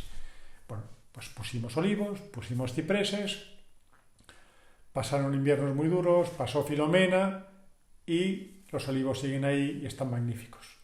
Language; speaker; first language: Spanish; native; Spanish